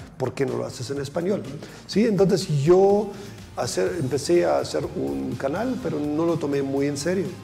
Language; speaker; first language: Spanish; non-native, fluent; German